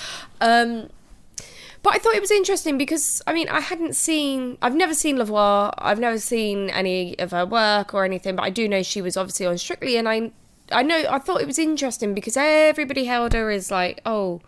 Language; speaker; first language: English; native; English